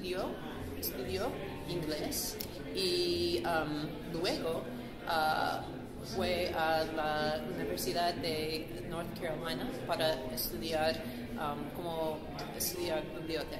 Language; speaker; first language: Spanish; non-native, learner; English